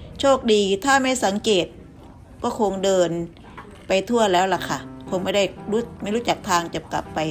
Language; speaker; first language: Thai; native; Thai